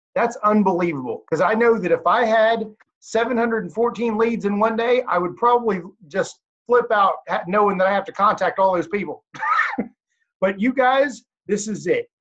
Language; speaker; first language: English; native; English